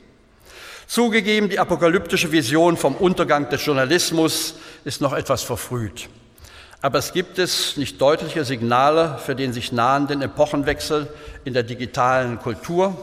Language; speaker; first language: German; native; German